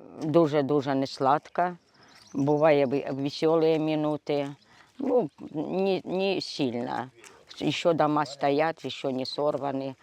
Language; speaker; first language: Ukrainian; non-native, local second language; Russian